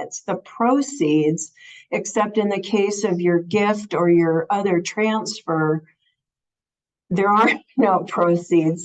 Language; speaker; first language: English; native; English